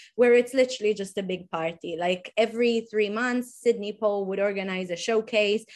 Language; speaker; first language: English; non-native, fluent; Italian